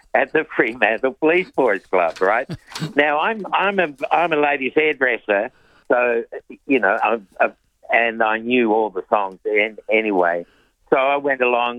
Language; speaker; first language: English; native; English